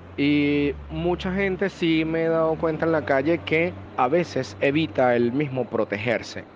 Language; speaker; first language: Spanish; native; Spanish